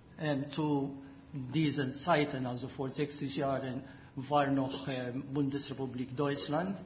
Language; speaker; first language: German; non-native, fluent; Maltese